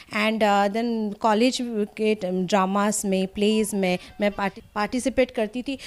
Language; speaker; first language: Hindi; non-native, local second language; Assamese